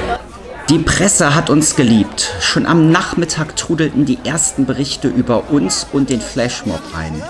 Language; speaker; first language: German; native; German